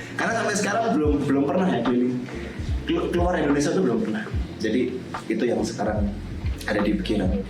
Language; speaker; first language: Indonesian; native; Indonesian